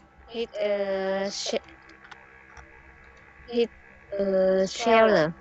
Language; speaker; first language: English; non-native, learner; Vietnamese